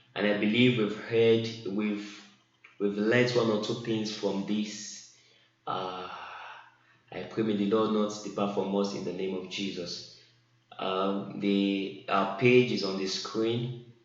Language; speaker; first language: English; non-native, local second language; Yoruba